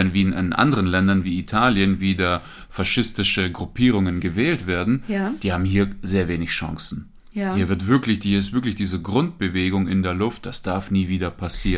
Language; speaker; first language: German; native; German